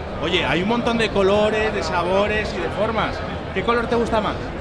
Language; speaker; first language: Spanish; native; Spanish